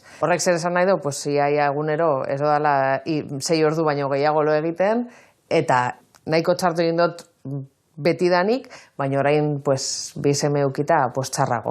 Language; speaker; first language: Basque; native; Basque